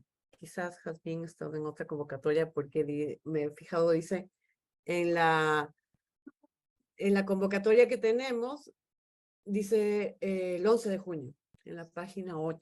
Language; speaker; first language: Spanish; native; Spanish